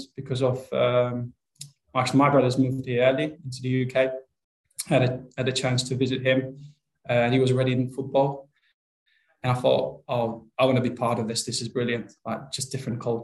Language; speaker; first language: English; non-native, fluent; Polish